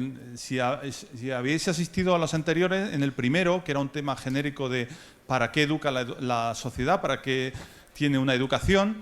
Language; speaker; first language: Spanish; native; Spanish